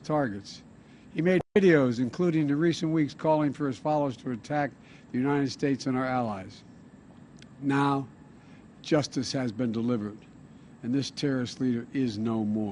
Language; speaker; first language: English; native; English